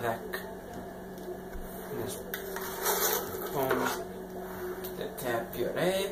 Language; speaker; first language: French; non-native, learner; English